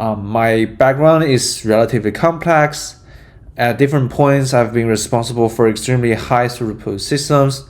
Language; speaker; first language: English; non-native, fluent; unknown